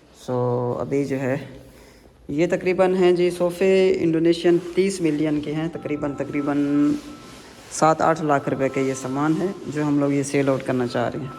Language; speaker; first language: Urdu; non-native, local second language; Punjabi